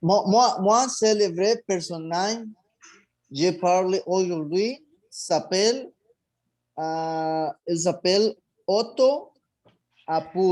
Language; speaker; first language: French; non-native, learner; Spanish